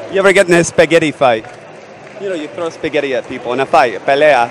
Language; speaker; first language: English; native; English